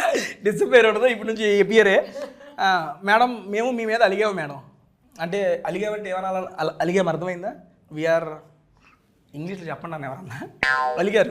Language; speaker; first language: Telugu; native; Telugu